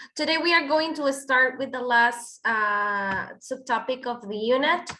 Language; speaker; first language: English; non-native, fluent; Spanish